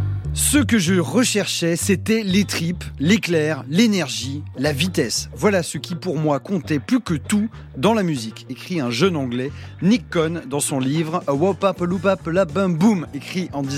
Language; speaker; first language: French; native; French